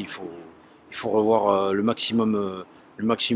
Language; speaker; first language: French; native; French